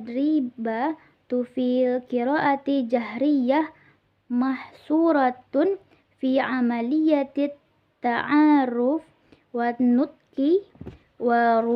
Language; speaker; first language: Arabic; non-native, learner; Indonesian